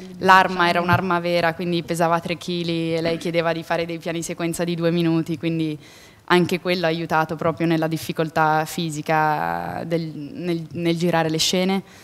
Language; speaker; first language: Italian; native; Italian